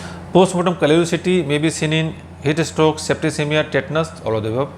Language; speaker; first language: English; non-native, local second language; Hindi